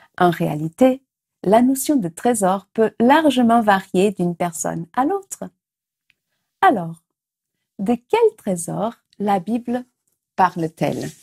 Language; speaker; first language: French; non-native, fluent; Portuguese